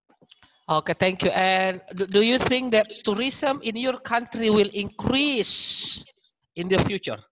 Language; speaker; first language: English; non-native, learner; Indonesian